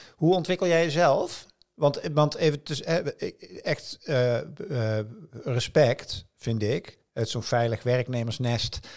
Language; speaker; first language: Dutch; native; Dutch